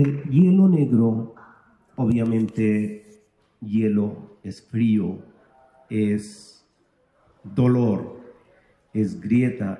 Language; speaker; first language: Spanish; non-native, fluent; Bangla